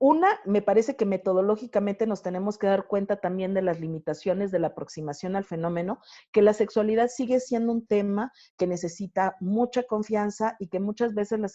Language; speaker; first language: Spanish; native; Spanish